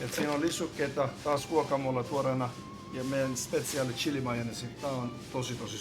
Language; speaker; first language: Finnish; native; Finnish